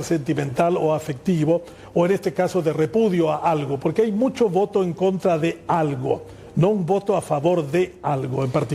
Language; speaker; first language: Spanish; native; Spanish